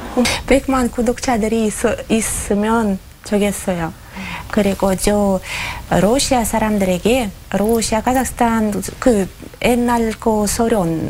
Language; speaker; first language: Korean; non-native, learner; Russian